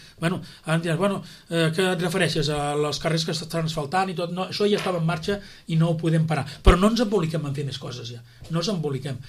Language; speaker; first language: Catalan; native; Catalan